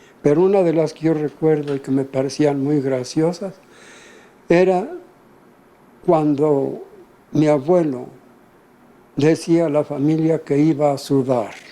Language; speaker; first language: Spanish; native; Spanish